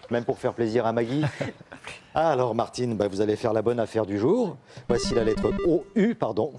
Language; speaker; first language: French; native; French